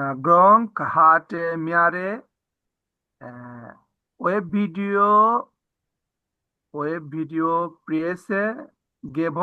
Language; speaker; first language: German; non-native, learner; Bangla